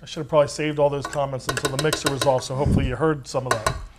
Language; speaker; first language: English; native; English